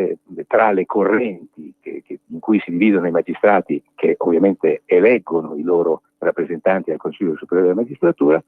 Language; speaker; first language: Italian; native; Italian